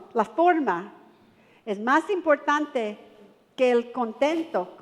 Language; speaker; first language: Spanish; non-native, learner; English